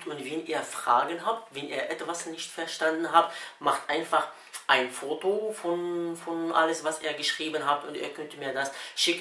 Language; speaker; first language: German; non-native, fluent; Arabic